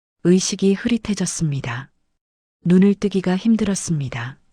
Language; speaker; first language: Korean; native; Korean